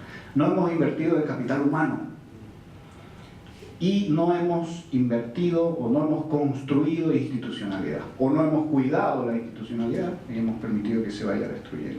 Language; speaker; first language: Spanish; native; Spanish